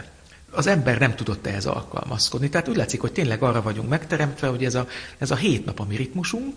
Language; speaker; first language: Hungarian; native; Hungarian